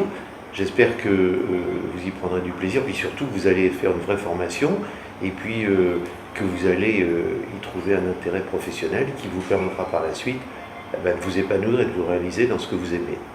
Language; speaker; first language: French; native; French